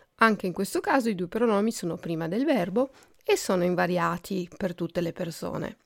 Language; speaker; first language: Italian; native; Italian